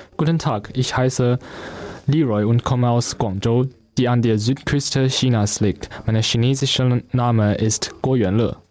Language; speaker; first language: German; non-native, learner; Chinese